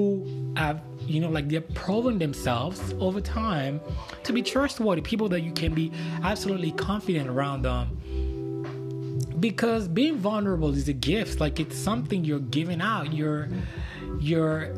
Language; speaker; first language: English; non-native, local second language; Yoruba